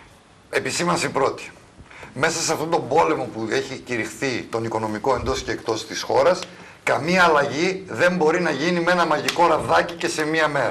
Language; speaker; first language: Greek; native; Greek